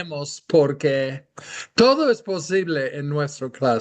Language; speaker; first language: Spanish; non-native, fluent; English